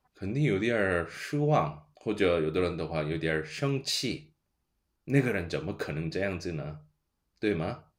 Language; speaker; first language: Chinese; non-native, fluent; Korean